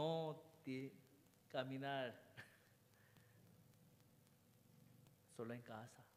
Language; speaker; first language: Spanish; non-native, learner; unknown